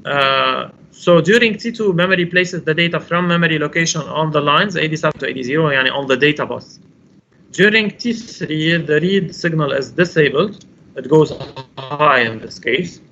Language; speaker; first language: English; non-native, local second language; Arabic